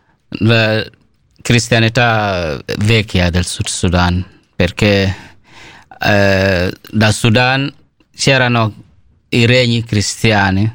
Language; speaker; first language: Italian; non-native, learner; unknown